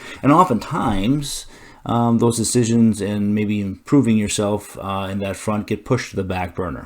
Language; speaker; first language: English; native; English